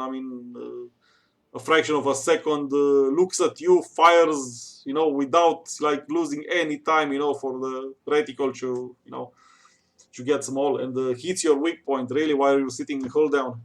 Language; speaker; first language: English; non-native, fluent; Romanian